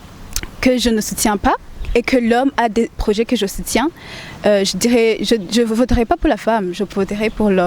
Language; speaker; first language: French; non-native, local second language; Rundi